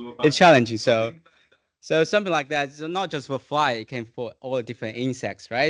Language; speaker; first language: English; non-native, fluent; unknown